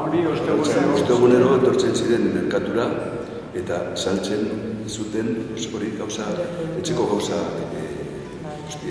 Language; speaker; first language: Basque; non-native, local second language; Spanish